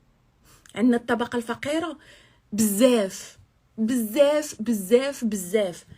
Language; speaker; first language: Arabic; native; Arabic